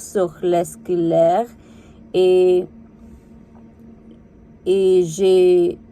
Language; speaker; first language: French; non-native, learner; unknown